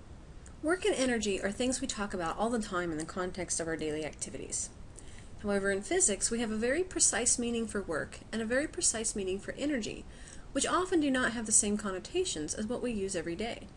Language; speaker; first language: English; native; English